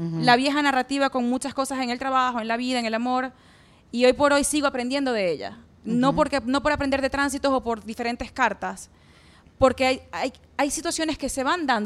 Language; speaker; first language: Spanish; native; Spanish